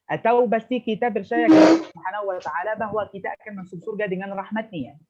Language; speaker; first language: Indonesian; non-native, fluent; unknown